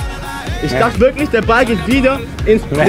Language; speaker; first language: German; native; German